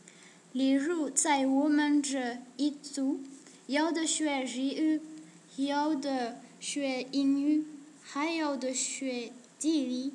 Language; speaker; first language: Chinese; non-native, learner; French